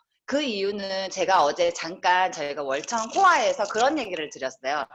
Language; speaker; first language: Korean; native; Korean